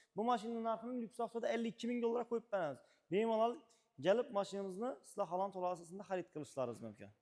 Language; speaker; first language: Uzbek; native; Uzbek